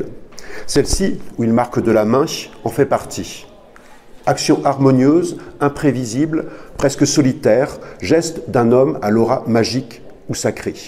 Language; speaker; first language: French; native; French